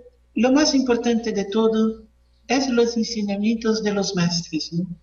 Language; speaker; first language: Spanish; non-native, learner; Portuguese